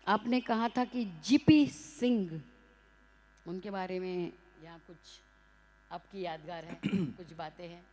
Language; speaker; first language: Hindi; non-native, local second language; Marathi